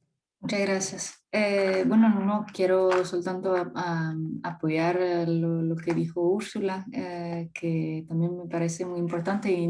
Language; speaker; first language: Spanish; non-native, fluent; French